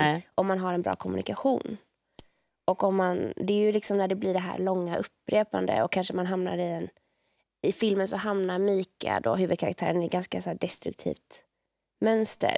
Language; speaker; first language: Swedish; native; Swedish